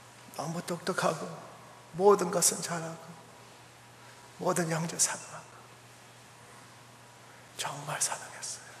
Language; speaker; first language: Korean; early bilingual, heritage; English